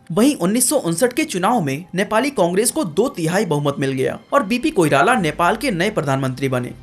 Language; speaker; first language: Hindi; native; Hindi